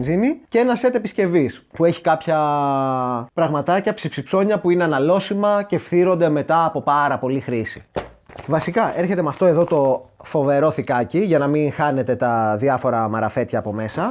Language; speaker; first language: Greek; native; Greek